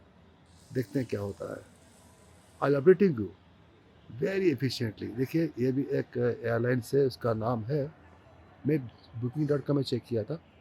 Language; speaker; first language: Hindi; non-native, local second language; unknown